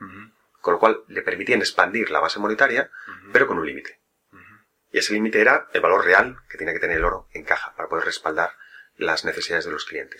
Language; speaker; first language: Spanish; native; Spanish